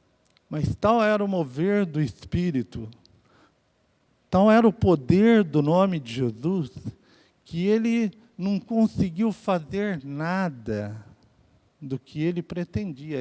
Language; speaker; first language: Portuguese; native; Portuguese